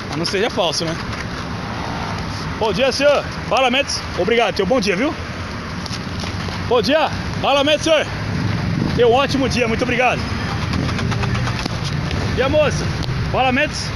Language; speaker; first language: Portuguese; native; Portuguese